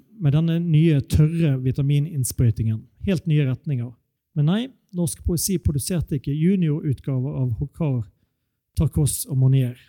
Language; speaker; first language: Norwegian; native; Norwegian